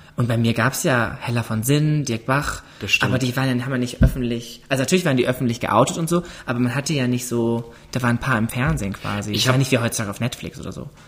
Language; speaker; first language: German; native; German